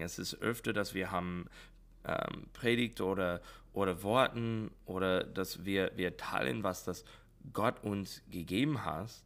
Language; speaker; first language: German; non-native, learner; English